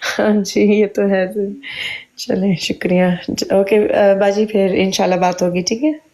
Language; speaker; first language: Urdu; early bilingual, heritage; Urdu